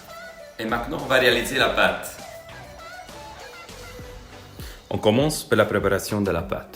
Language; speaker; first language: French; non-native, fluent; Italian